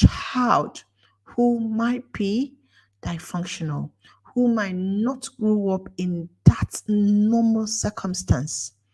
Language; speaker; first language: English; non-native, local second language; Igbo